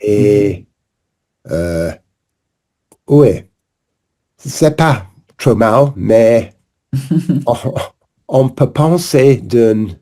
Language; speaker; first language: French; non-native, learner; English